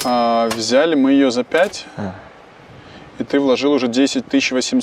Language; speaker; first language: Russian; native; Russian